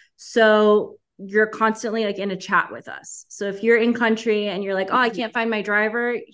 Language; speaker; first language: English; early bilingual, heritage; Spanish